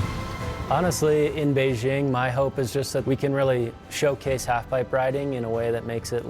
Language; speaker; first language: English; native; English